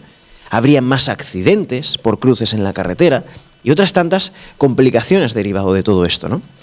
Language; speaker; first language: Spanish; native; Spanish